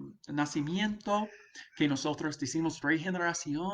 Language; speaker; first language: Spanish; non-native, fluent; English